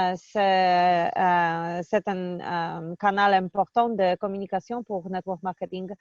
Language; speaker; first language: French; non-native, fluent; Polish